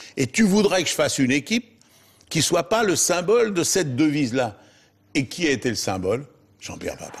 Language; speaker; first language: French; native; French